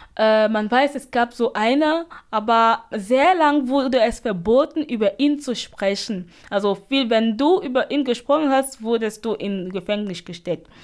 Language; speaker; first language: German; non-native, fluent; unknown